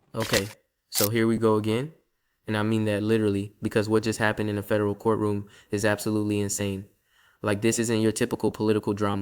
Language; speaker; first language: English; native; English